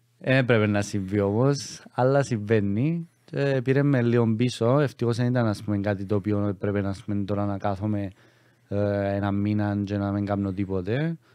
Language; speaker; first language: Greek; native; Greek